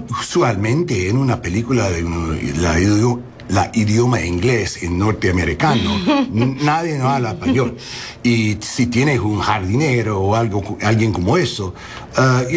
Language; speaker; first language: Spanish; non-native, learner; English